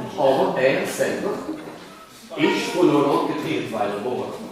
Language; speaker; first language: German; non-native, local second language; Swiss German